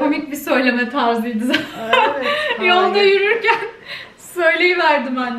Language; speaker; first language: Turkish; native; Turkish